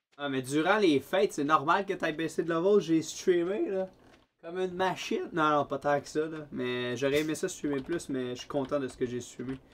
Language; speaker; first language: French; native; French